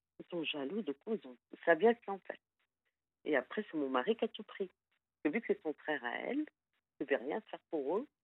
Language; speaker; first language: French; non-native, fluent; Arabic